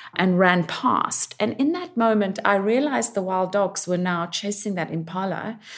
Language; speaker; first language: English; native; English